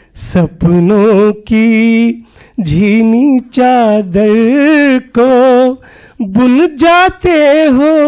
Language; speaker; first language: Hindi; native; Hindi